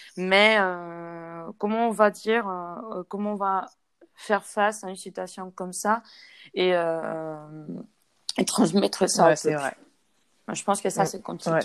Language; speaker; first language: French; non-native, fluent; Spanish